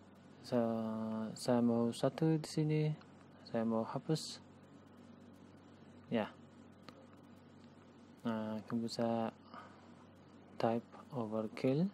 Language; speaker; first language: Indonesian; non-native, learner; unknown